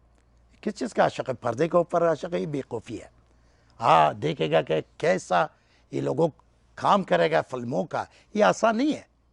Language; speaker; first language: Hindi; non-native, learner; Persian